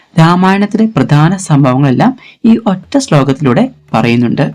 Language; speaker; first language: Malayalam; native; Malayalam